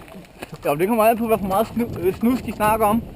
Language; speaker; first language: Danish; native; Danish